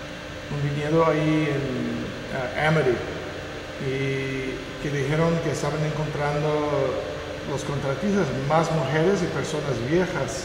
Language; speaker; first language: Spanish; non-native, fluent; English